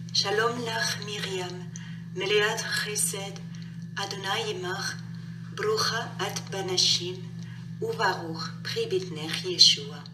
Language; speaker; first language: Hebrew; non-native, learner; English